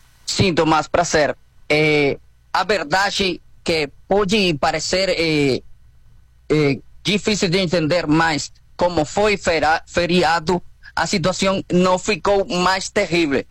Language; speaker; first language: Portuguese; non-native, learner; Spanish